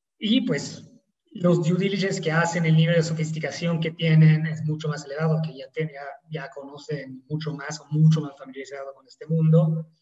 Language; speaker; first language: Spanish; non-native, fluent; Italian